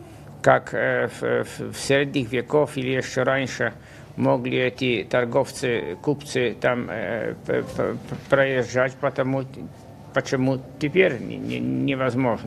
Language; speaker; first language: Russian; non-native, fluent; Polish